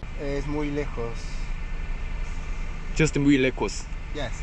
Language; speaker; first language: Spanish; non-native, learner; Korean